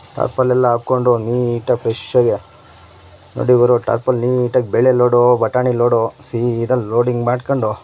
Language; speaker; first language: Kannada; non-native, local second language; Lambadi